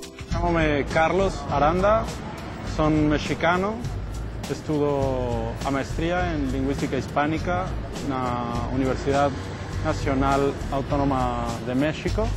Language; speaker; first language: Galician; non-native, learner; Spanish